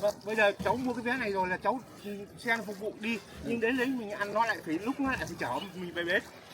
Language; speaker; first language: Vietnamese; native; Vietnamese